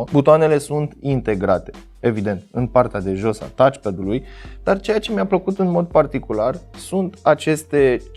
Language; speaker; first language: Romanian; native; Romanian